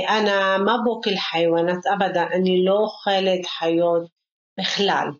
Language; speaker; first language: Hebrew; non-native, local second language; Arabic